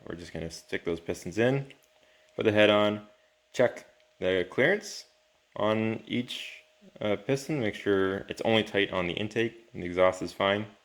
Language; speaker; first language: English; native; English